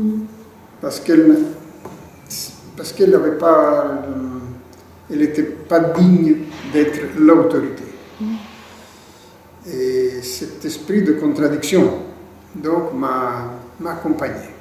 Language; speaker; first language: French; non-native, fluent; Italian